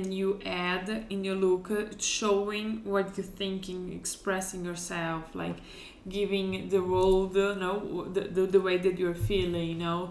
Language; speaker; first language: English; non-native, fluent; Portuguese